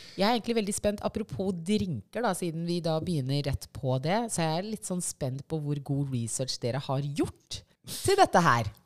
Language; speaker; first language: Norwegian; early bilingual, other home language; Shona